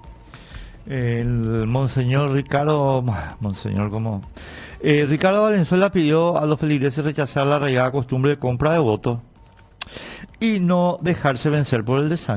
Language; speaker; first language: Spanish; native; Spanish